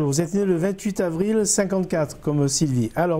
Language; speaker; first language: French; native; French